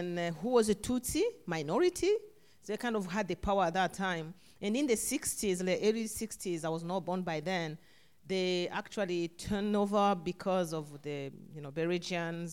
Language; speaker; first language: English; non-native, local second language; Kinyarwanda